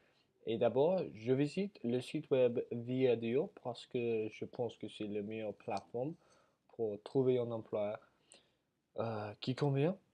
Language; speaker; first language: French; non-native, learner; English